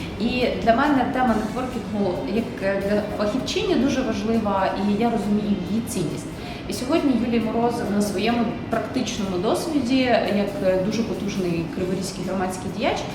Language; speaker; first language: Ukrainian; native; Ukrainian